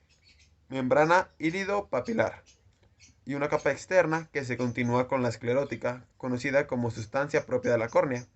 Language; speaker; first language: Spanish; native; Spanish